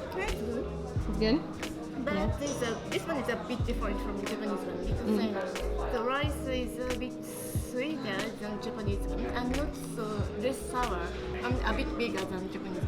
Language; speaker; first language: English; non-native, fluent; Japanese